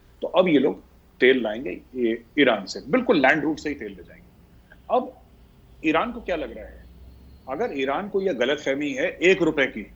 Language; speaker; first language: Hindi; native; Hindi